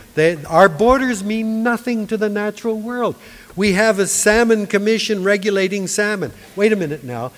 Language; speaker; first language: English; native; English